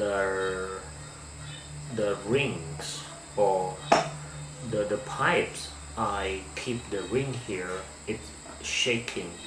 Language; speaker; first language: English; non-native, learner; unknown